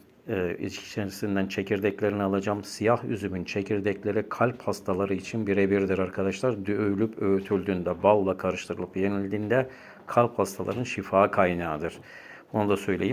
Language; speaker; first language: Turkish; native; Turkish